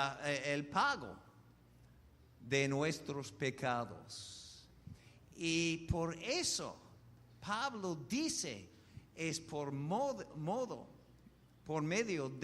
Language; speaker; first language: Spanish; non-native, fluent; English